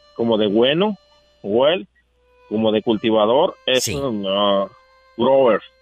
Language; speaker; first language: Spanish; native; Spanish